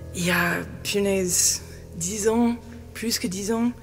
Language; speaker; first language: French; non-native, learner; English